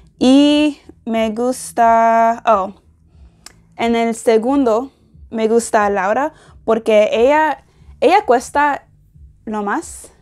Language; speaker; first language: Spanish; non-native, learner; English